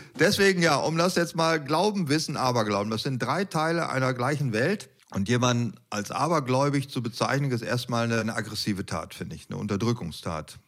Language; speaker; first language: German; native; German